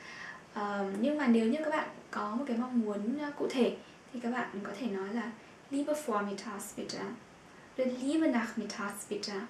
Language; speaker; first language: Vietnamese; native; Vietnamese